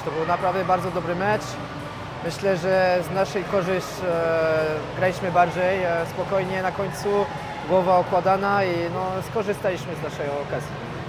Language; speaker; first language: Polish; non-native, fluent; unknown